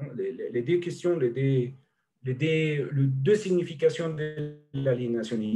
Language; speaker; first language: French; non-native, fluent; Spanish